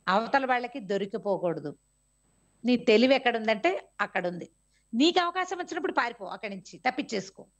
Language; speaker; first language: Telugu; native; Telugu